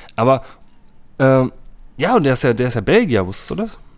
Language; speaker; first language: German; native; German